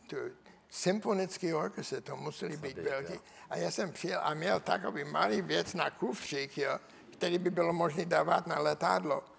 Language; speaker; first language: Czech; non-native, learner; English